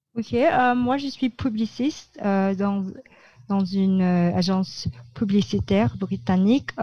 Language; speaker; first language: French; non-native, fluent; Filipino